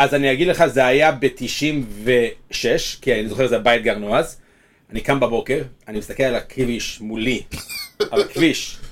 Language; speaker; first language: Hebrew; early bilingual, other home language; English